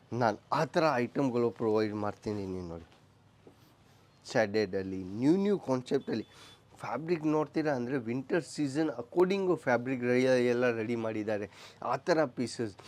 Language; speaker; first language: Kannada; non-native, local second language; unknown